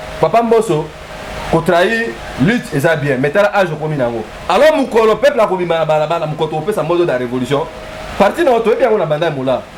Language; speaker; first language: Lingala; native; Lingala